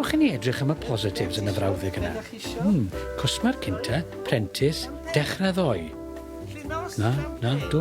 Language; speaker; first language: Welsh; native; Welsh